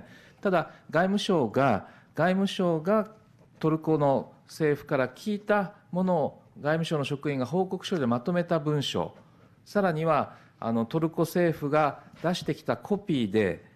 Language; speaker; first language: Japanese; native; Japanese